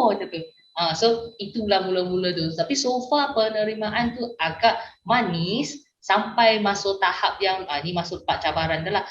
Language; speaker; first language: Malay; non-native, local second language; Min Nan Chinese